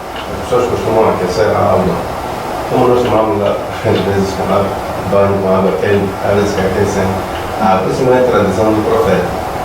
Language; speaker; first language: Portuguese; non-native, local second language; Makhuwa